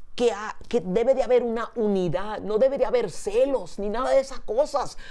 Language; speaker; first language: Spanish; early bilingual, heritage; Spanish